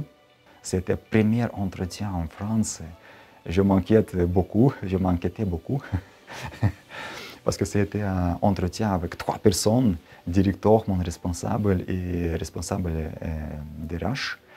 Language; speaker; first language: French; non-native, learner; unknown